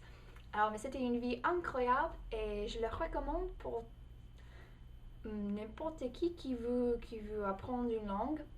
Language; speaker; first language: French; non-native, fluent; English